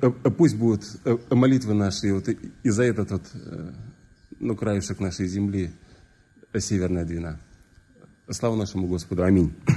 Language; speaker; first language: Russian; native; Russian